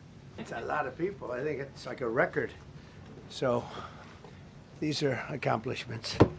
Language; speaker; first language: English; native; English